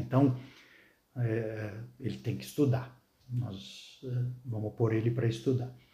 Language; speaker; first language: Portuguese; early bilingual, other home language; Arabic